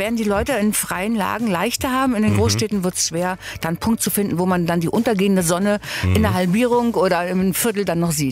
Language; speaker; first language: German; native; German